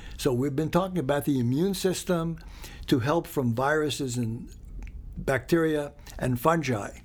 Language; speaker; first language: English; early bilingual, other home language; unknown